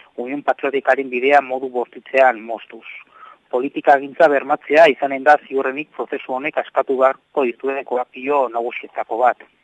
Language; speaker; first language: Basque; native; Basque